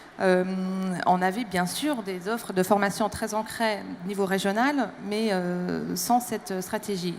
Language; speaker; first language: French; non-native, fluent; English